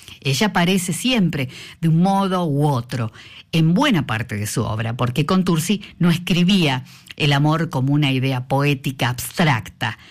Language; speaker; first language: Spanish; native; Spanish